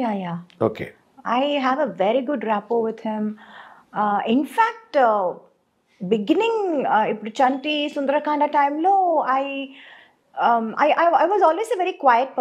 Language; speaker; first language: Telugu; non-native, local second language; Tamil